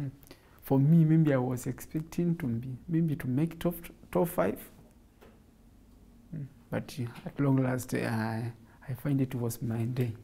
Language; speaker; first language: English; non-native, local second language; Kamba